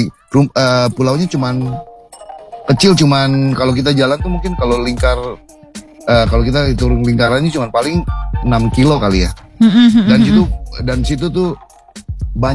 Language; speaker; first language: Indonesian; native; Indonesian